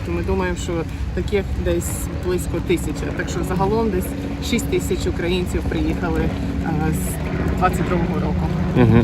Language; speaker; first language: Ukrainian; early bilingual, heritage; Ukrainian